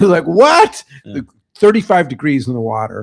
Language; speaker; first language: English; native; English